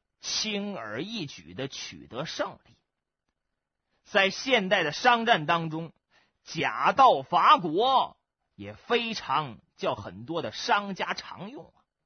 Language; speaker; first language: Chinese; native; Chinese